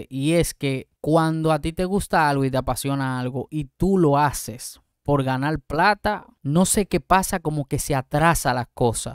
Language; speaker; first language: Spanish; native; Spanish